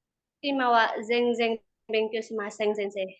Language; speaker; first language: Japanese; non-native, learner; Indonesian